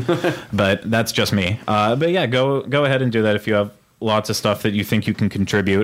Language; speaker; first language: English; native; English